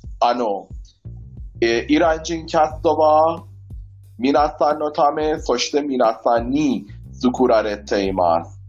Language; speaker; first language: Japanese; non-native, learner; Persian